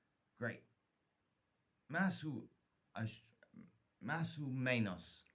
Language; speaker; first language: Spanish; non-native, fluent; English